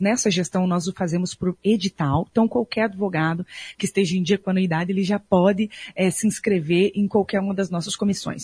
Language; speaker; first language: Portuguese; native; Portuguese